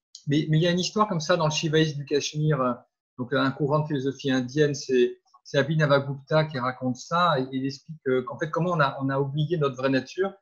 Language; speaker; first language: French; native; French